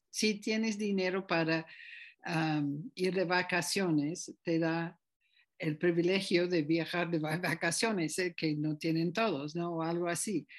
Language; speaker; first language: Spanish; non-native, fluent; English